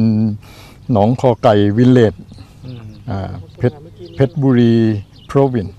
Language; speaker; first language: English; non-native, learner; Thai